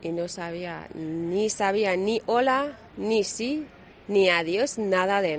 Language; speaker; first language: Spanish; non-native, learner; Persian